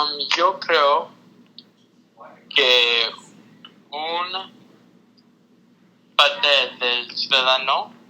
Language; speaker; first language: Spanish; early bilingual, heritage; Spanish